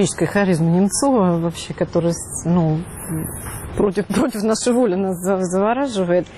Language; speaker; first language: Russian; native; Russian